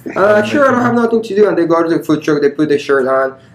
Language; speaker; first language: English; early bilingual, other home language; Spanish